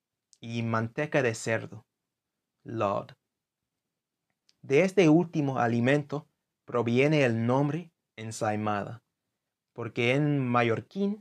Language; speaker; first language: Spanish; non-native, fluent; English